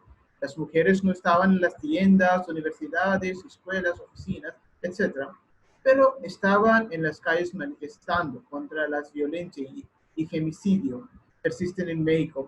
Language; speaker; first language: Spanish; non-native, learner; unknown